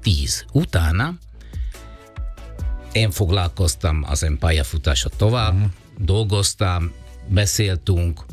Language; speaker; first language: Hungarian; non-native, learner; Italian